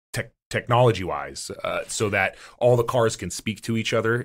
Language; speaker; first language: English; native; English